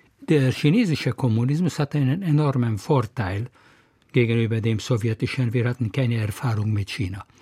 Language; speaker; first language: German; non-native, fluent; Hungarian